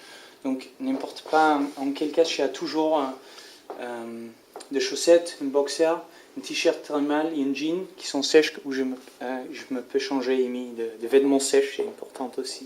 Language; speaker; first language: French; non-native, learner; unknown